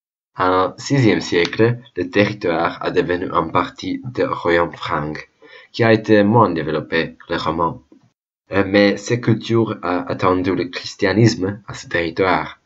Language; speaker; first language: French; non-native, learner; Czech